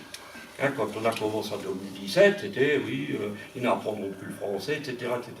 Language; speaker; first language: French; non-native, local second language; Swiss German